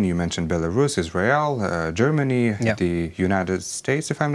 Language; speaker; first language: English; non-native, fluent; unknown